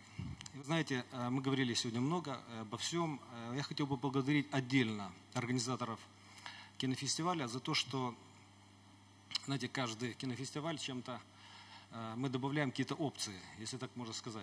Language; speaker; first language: Russian; native; Russian